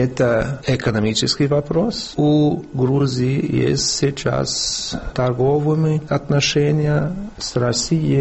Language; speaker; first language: Russian; non-native, fluent; English